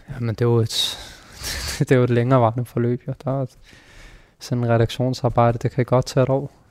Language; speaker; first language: Danish; early bilingual, other home language; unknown